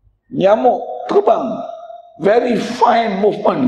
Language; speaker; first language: English; non-native, local second language; Malay